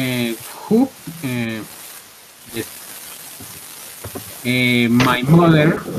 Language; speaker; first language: English; non-native, learner; Spanish